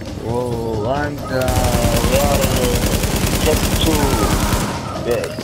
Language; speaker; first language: English; non-native, learner; Arabic